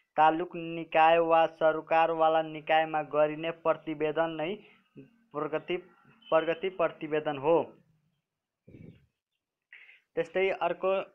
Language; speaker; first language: Nepali; non-native, local second language; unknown